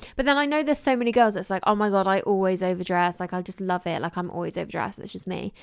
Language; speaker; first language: English; native; English